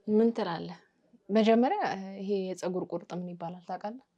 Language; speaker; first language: Amharic; native; Amharic